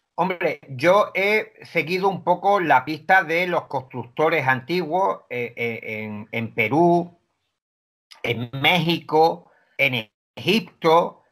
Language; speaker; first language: Spanish; native; Spanish